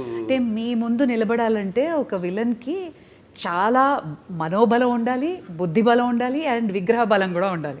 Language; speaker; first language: Telugu; native; Telugu